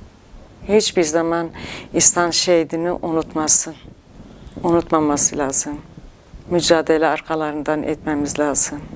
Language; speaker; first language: Turkish; non-native, local second language; Kurdish